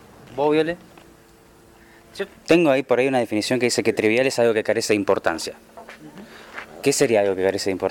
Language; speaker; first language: Spanish; native; Spanish